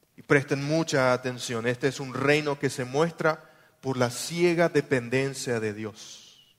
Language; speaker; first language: Spanish; non-native, local second language; German